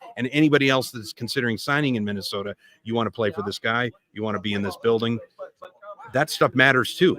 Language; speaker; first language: English; native; English